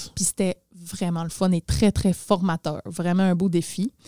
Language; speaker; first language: French; native; French